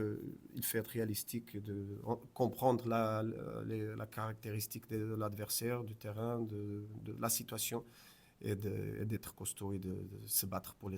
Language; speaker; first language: French; non-native, fluent; Portuguese